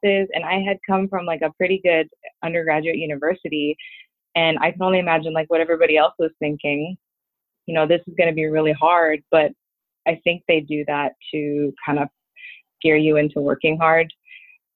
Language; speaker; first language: English; native; English